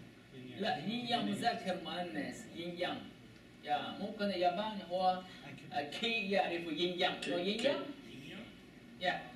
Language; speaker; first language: Arabic; non-native, learner; Chinese